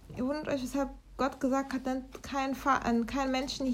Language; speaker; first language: German; native; German